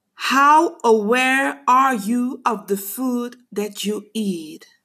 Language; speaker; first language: English; non-native, fluent; Papiamento